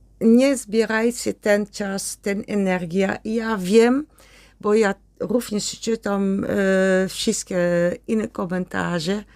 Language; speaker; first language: Polish; non-native, learner; Dutch